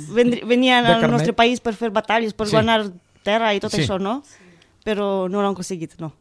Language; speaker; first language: Catalan; non-native, fluent; Romanian